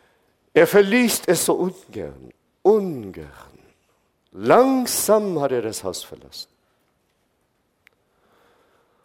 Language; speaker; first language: German; non-native, fluent; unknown